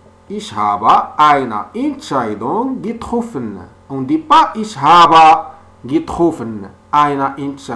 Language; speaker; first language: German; non-native, fluent; French